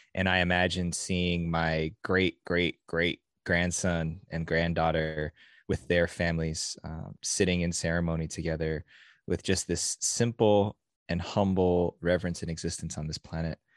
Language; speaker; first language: English; native; English